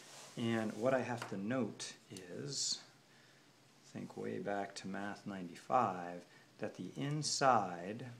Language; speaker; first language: English; native; English